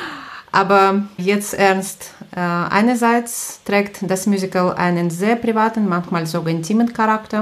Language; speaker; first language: German; non-native, fluent; Russian